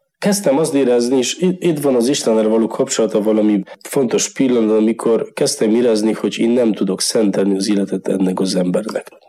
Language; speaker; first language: Hungarian; non-native, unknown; Polish